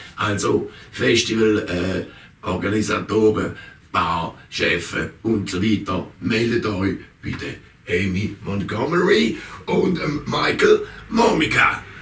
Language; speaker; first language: German; native; German